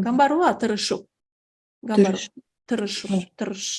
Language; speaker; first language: Japanese; non-native, fluent; Tatar